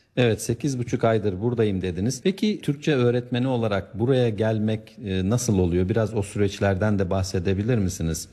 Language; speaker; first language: Turkish; native; Turkish